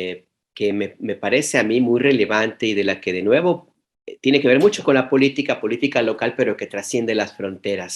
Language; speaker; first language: Spanish; native; Spanish